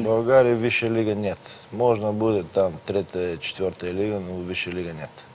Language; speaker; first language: Russian; non-native, learner; Bulgarian